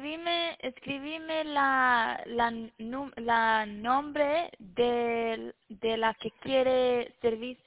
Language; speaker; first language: Spanish; early bilingual, heritage; Spanish